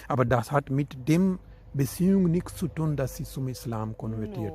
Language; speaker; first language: German; non-native, fluent; Urdu